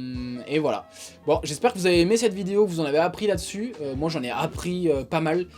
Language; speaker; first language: French; native; French